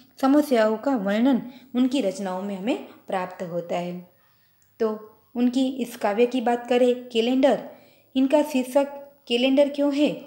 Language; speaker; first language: Hindi; non-native, local second language; Gujarati